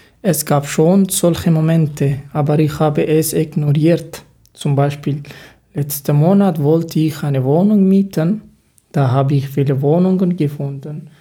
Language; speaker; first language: German; non-native, learner; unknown